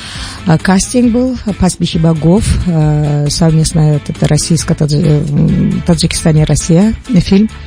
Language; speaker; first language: Russian; non-native, local second language; Tajik